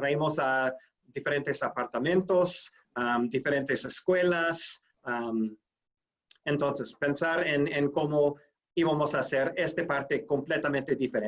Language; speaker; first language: Spanish; non-native, fluent; English